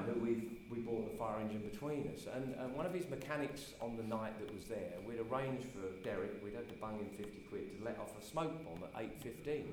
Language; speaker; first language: English; native; English